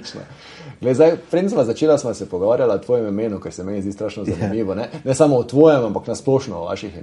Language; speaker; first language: Slovenian; native; Slovenian